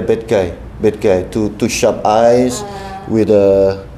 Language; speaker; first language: English; non-native, learner; Indonesian